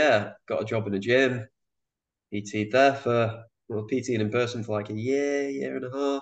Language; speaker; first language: English; native; English